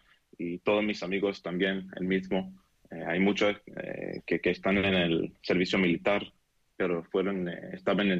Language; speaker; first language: Spanish; non-native, learner; Hebrew